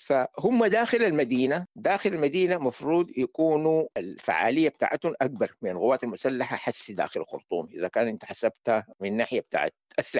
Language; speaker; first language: Arabic; native; Arabic